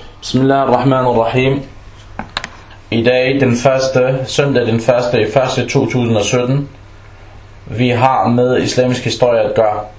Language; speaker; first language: Danish; early bilingual, other home language; Arabic